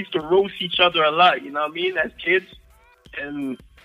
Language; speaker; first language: English; native; English